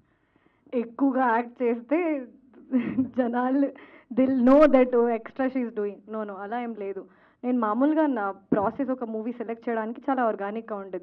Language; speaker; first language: Telugu; non-native, learner; Hindi